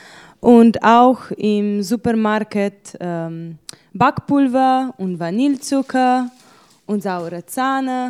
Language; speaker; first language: German; non-native, learner; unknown